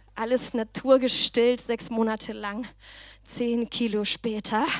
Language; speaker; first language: German; non-native, fluent; Danish